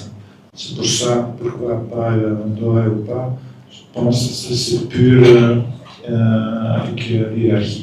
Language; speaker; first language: French; non-native, local second language; Dutch